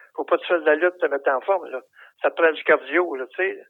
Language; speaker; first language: French; native; French